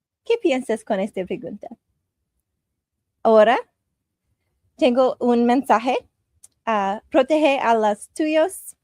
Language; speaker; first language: Spanish; non-native, learner; English